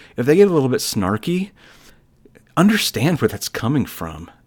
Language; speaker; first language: English; native; English